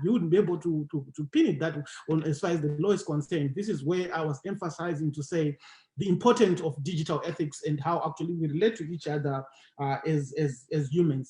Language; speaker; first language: English; non-native, local second language; Shona